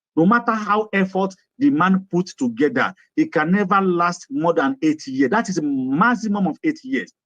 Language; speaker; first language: English; non-native, local second language; Yoruba